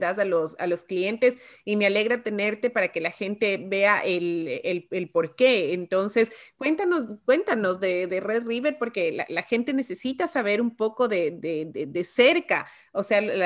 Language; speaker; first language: Spanish; native; Spanish